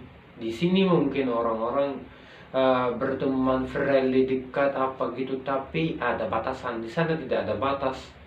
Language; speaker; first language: Indonesian; non-native, local second language; Arabic